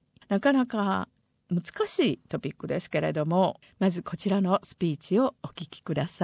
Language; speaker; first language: Japanese; native; Japanese